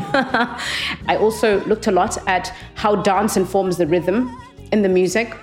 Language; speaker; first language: English; non-native, local second language; Xhosa